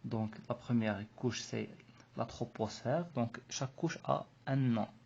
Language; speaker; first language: French; non-native, local second language; Arabic